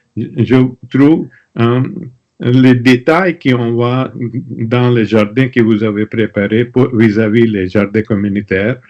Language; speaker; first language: French; non-native, learner; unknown